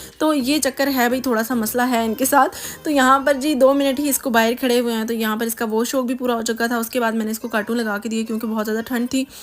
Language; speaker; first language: Urdu; native; Urdu